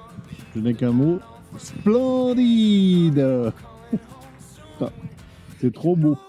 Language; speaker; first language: French; native; French